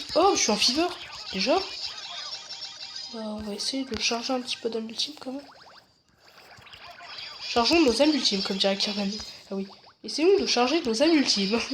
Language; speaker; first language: French; native; French